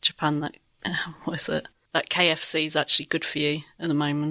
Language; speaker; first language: English; native; English